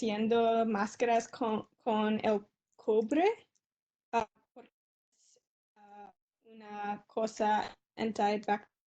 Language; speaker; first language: Spanish; non-native, learner; English